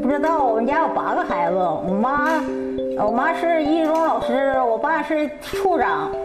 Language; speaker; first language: Chinese; native; Chinese